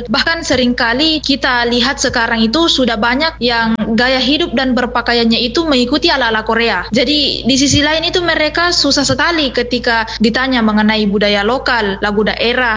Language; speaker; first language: Indonesian; native; Indonesian